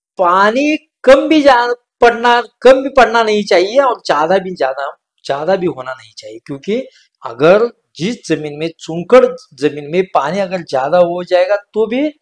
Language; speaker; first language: Hindi; non-native, local second language; Marathi